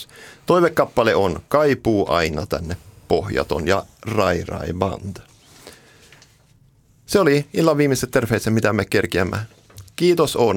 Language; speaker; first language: Finnish; native; Finnish